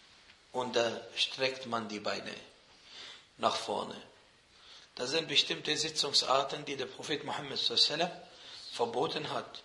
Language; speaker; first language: German; non-native, fluent; Arabic